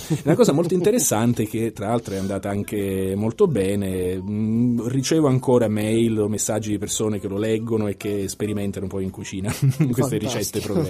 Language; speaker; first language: Italian; native; Italian